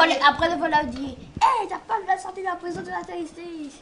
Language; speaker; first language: French; non-native, learner; Arabic